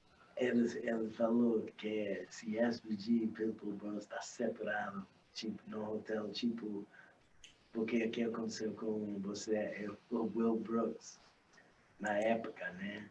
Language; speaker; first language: Portuguese; non-native, learner; English